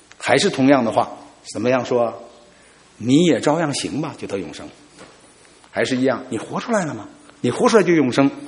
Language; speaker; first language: Chinese; native; Chinese